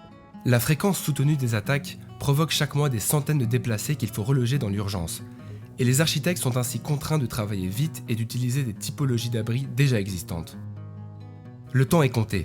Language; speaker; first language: French; native; French